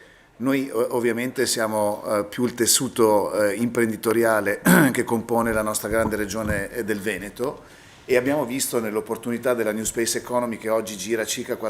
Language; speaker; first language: Italian; native; Italian